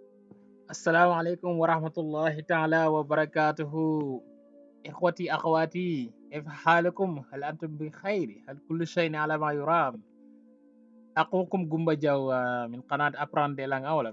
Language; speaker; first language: Arabic; non-native, fluent; Wolof